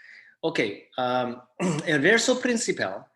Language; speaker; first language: Spanish; non-native, fluent; English